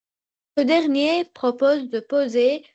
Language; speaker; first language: French; non-native, learner; Arabic